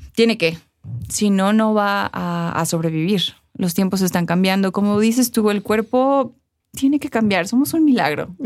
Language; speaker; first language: Spanish; early bilingual, heritage; Spanish